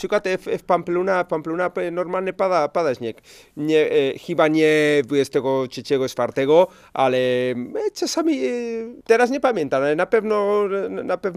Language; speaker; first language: Polish; non-native, learner; Spanish